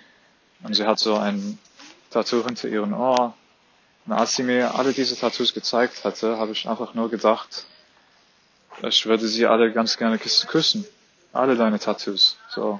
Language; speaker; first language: German; non-native, fluent; Arabic